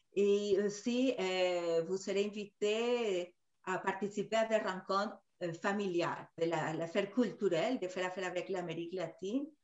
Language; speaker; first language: French; non-native, fluent; Spanish